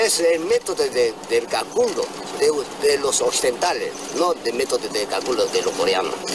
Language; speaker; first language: Spanish; non-native, fluent; Korean